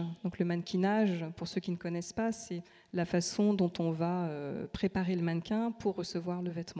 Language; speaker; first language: French; native; French